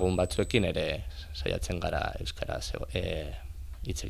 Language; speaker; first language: Basque; non-native, local second language; Spanish